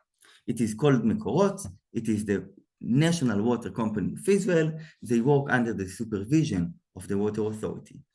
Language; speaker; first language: English; non-native, fluent; Hebrew